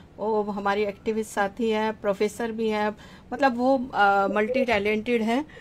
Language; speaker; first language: Hindi; native; Hindi